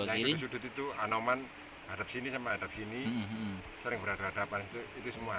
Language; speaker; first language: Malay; non-native, local second language; Javanese